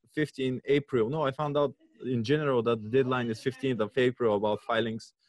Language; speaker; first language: English; non-native, fluent; Bulgarian